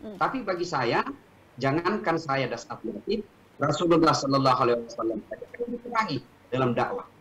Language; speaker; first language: Indonesian; non-native, local second language; Buginese